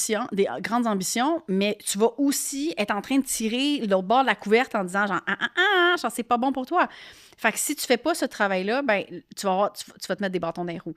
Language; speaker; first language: French; native; French